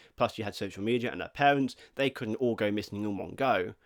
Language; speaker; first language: English; native; English